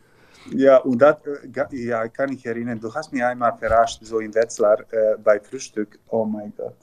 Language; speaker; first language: German; non-native, learner; Serbian